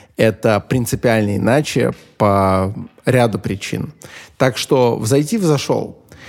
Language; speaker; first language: Russian; native; Russian